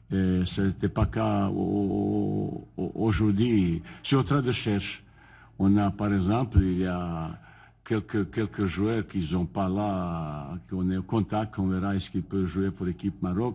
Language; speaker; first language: French; non-native, learner; Bosnian